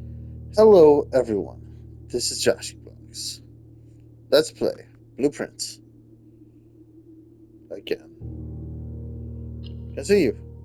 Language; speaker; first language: English; native; English